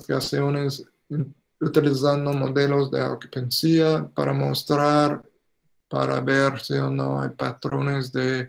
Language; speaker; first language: Spanish; non-native, fluent; English